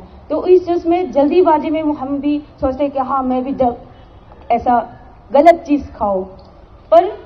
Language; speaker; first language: Hindi; non-native, local second language; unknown